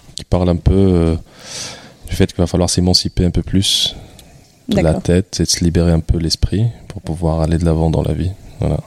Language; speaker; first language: French; non-native, local second language; Arabic